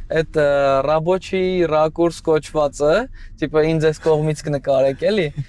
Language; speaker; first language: Armenian; native; Armenian